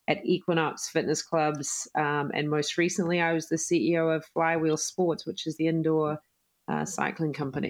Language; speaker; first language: English; native; English